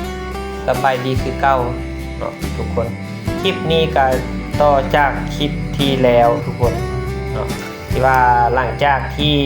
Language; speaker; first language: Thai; non-native, local second language; Lao